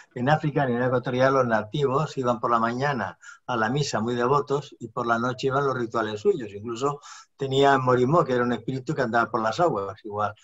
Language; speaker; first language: Spanish; native; Spanish